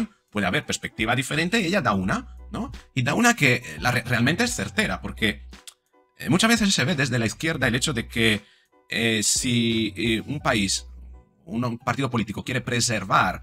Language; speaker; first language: Spanish; native; Spanish